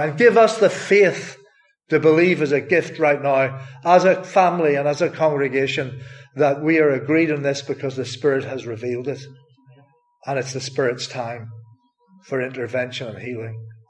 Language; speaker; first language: English; native; English